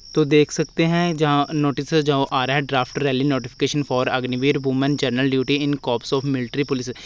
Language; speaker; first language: Hindi; non-native, local second language; Punjabi